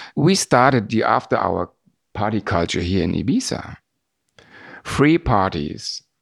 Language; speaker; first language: English; non-native, fluent; German